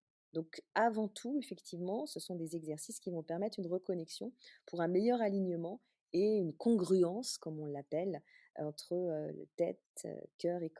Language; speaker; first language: French; native; French